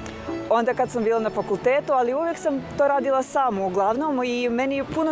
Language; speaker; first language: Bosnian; early bilingual, heritage; Bosnian